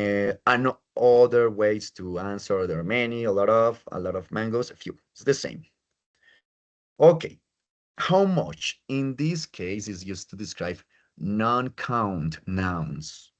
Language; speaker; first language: English; non-native, fluent; Spanish